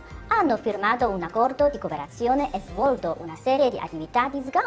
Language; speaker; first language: Italian; non-native, fluent; Chinese